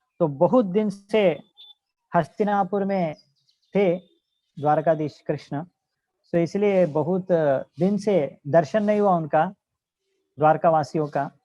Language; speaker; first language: Hindi; non-native, local second language; Telugu